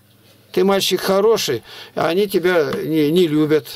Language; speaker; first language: Russian; native; Russian